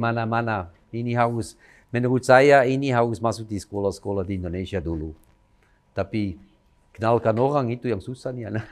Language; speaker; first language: Indonesian; non-native, fluent; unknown